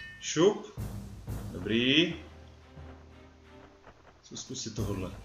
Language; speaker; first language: Czech; native; Czech